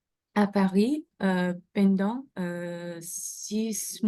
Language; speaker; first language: French; non-native, learner; Italian